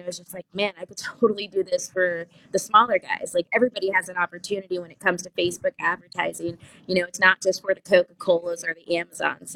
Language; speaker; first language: English; native; English